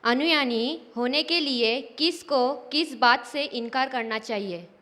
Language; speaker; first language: Hindi; non-native, local second language; Marathi